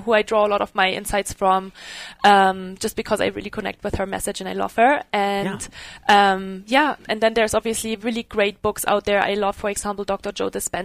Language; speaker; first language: English; non-native, fluent; German